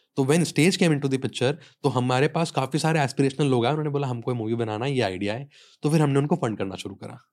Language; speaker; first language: Hindi; native; Hindi